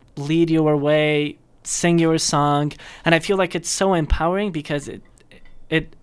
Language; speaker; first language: English; non-native, fluent; Persian